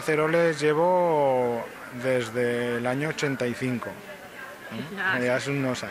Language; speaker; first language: Spanish; native; Spanish